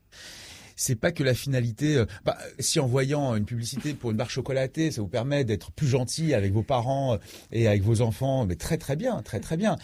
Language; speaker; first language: French; native; French